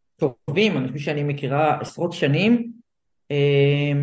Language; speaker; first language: Hebrew; native; Hebrew